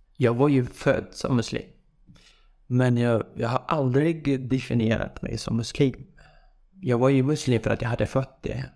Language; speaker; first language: Swedish; non-native, fluent; Kurdish